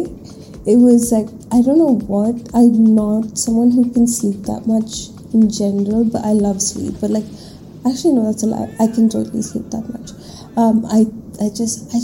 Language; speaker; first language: English; non-native, local second language; Malayalam